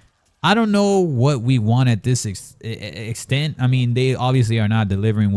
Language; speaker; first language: English; native; English